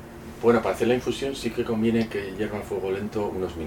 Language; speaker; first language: Spanish; native; Spanish